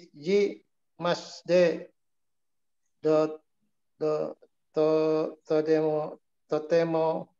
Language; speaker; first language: Japanese; non-native, learner; Indonesian